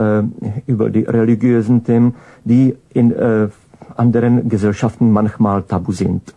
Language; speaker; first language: German; non-native, fluent; Czech